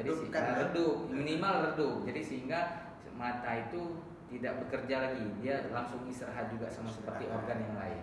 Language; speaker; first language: Indonesian; native; Indonesian